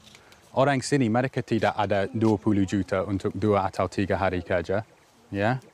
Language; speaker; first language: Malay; non-native, learner; English